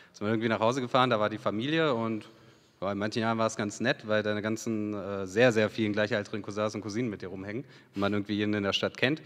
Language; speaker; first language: German; early bilingual, other home language; Serbian